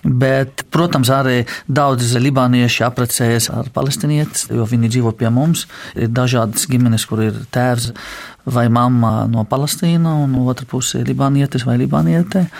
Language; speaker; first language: Latvian; non-native, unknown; Arabic